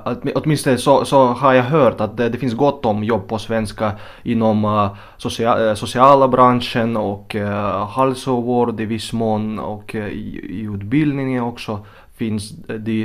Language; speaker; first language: Swedish; non-native, fluent; Russian